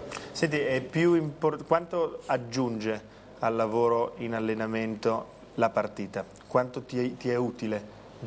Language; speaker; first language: Italian; native; Italian